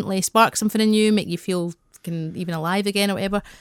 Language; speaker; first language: English; native; English